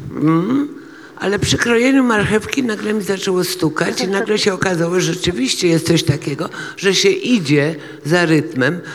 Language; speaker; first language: Polish; native; Polish